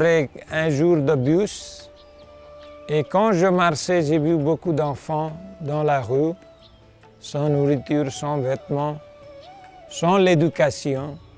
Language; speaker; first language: French; non-native, fluent; Nepali